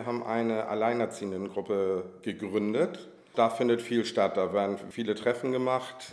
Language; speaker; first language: German; native; German